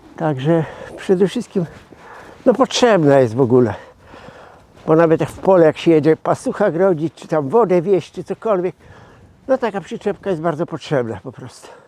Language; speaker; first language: Polish; native; Polish